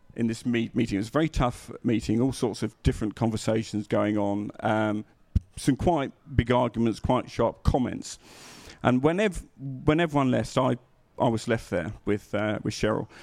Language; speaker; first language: English; native; English